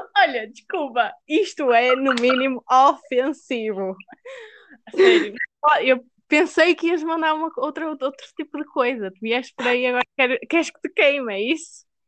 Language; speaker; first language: Portuguese; native; Portuguese